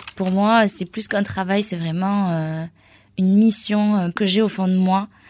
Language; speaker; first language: French; early bilingual, other home language; Spanish